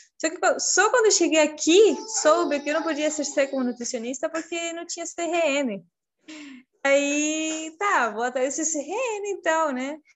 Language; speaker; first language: Portuguese; non-native, fluent; Spanish